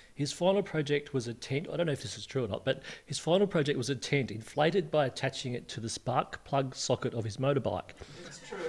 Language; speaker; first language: English; native; English